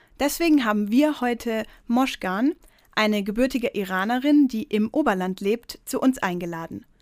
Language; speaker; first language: German; native; German